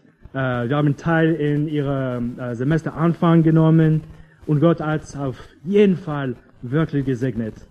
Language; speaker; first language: German; non-native, fluent; English